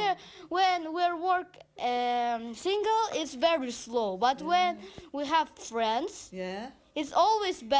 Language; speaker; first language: English; non-native, fluent; Kazakh